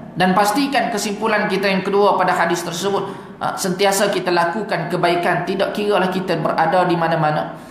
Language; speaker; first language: Malay; native; Malay